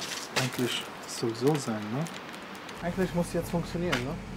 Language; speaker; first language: German; non-native, fluent; Arabic